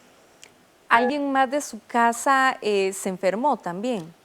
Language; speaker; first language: Spanish; native; Spanish